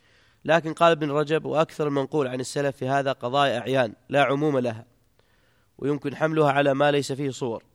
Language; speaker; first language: Arabic; native; Arabic